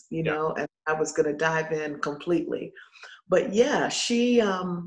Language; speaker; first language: English; native; English